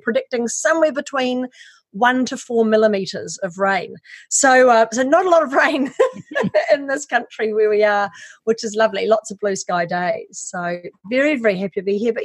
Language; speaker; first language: English; native; English